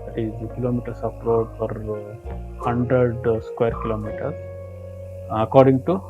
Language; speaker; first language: English; non-native, local second language; Kannada